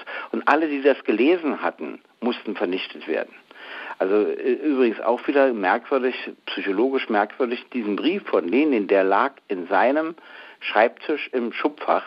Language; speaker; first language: German; native; German